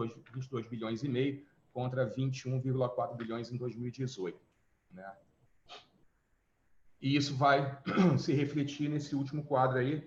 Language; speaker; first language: Portuguese; native; Portuguese